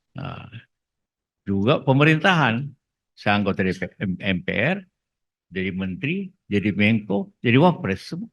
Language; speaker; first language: Indonesian; non-native, local second language; Buginese